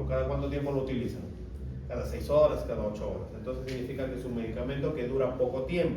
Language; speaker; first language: Spanish; native; Spanish